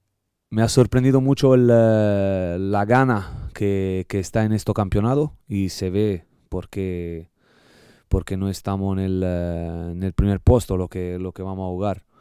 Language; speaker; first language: Spanish; non-native, learner; Italian